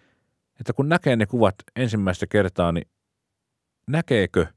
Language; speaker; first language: Finnish; native; Finnish